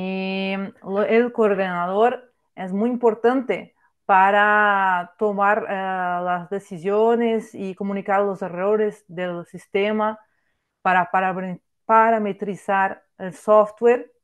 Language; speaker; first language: Spanish; non-native, fluent; Portuguese